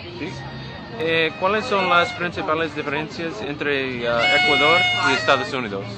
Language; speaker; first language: Spanish; non-native, learner; English